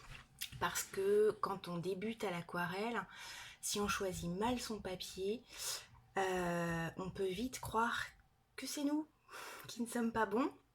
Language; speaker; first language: French; native; French